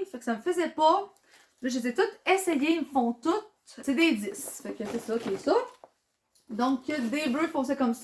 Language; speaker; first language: French; native; French